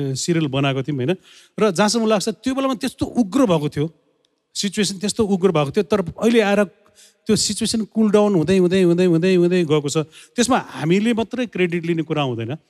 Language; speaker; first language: Nepali; native; Nepali